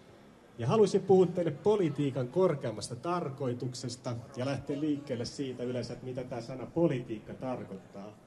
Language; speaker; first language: Finnish; native; Finnish